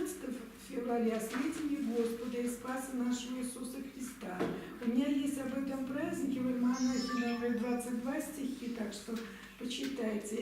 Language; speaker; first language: Russian; native; Russian